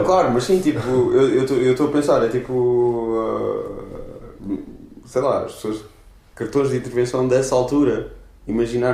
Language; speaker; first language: Portuguese; native; Portuguese